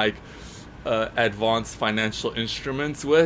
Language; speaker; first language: English; native; English